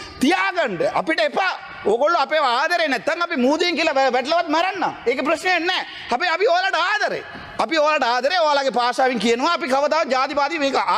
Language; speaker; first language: Sinhala; non-native, local second language; Tamil